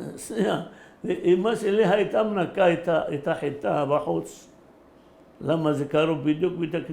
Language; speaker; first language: Hebrew; early bilingual, other home language; Arabic